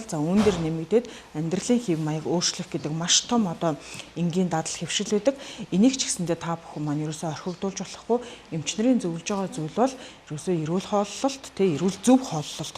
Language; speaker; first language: Mongolian; native; Mongolian